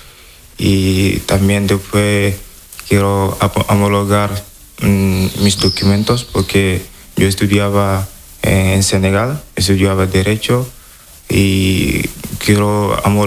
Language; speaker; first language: Spanish; non-native, fluent; Wolof